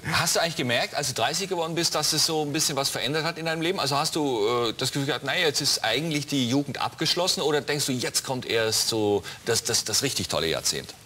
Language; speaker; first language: German; native; German